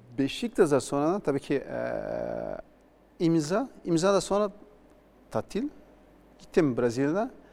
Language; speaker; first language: Turkish; non-native, learner; Portuguese